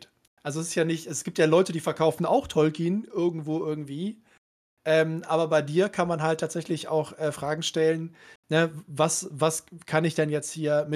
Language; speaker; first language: German; native; German